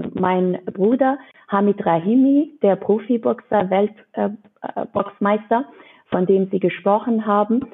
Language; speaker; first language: German; non-native, fluent; Persian